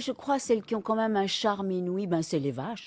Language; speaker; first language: French; native; French